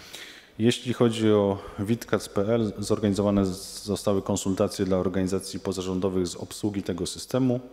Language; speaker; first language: Polish; native; Polish